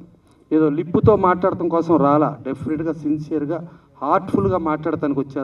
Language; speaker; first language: Telugu; native; Telugu